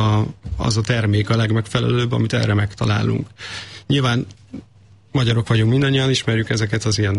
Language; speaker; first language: Hungarian; native; Hungarian